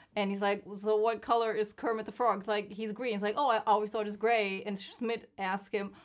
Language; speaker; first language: English; non-native, fluent; German